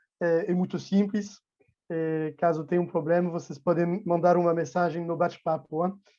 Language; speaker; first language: Portuguese; non-native, fluent; French